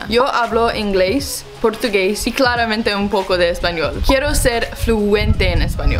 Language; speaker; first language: Spanish; non-native, learner; English